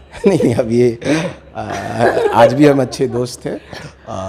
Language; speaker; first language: Hindi; native; Hindi